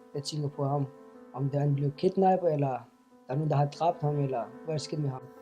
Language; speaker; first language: Danish; non-native, fluent; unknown